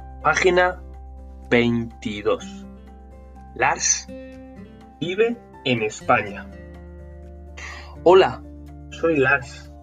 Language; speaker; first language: Spanish; non-native, fluent; Norwegian